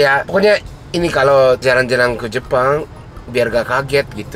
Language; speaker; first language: Indonesian; non-native, fluent; Japanese